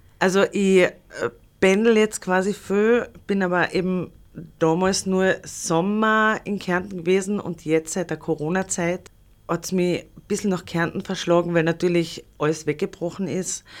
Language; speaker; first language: German; non-native, local second language; Slovenian